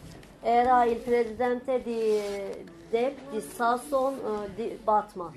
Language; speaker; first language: Italian; non-native, fluent; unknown